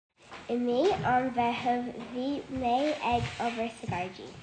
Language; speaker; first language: Irish; non-native, local second language; English